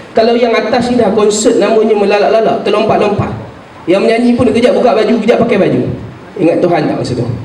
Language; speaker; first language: Malay; native; Malay